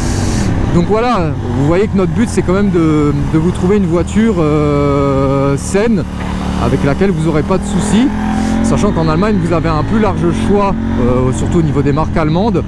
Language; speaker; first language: French; native; French